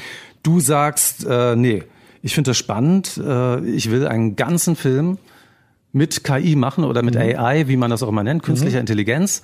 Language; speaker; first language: German; native; German